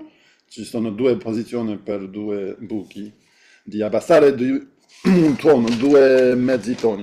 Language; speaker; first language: Italian; non-native, fluent; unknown